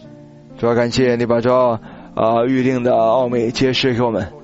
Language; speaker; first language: Chinese; native; Chinese